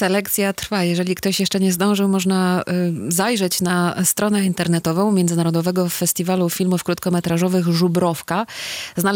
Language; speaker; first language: Polish; native; Polish